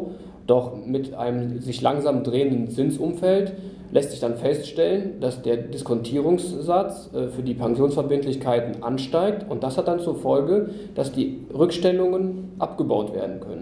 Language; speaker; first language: German; native; German